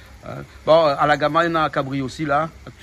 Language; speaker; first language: French; non-native, local second language; Réunion Creole French